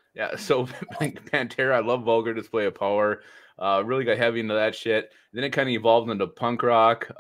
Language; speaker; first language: English; native; English